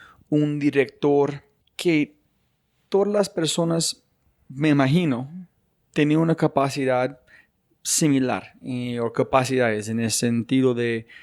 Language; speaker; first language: Spanish; non-native, fluent; English